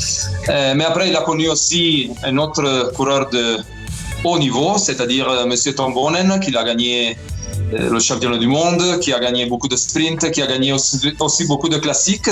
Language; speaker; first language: French; non-native, fluent; Italian